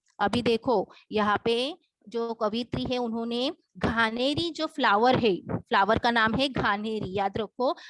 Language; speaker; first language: Hindi; non-native, local second language; Marathi